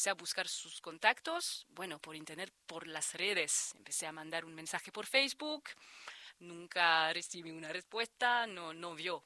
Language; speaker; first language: Spanish; non-native, fluent; French